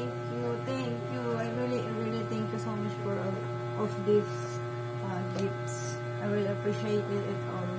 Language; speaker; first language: English; non-native, local second language; Filipino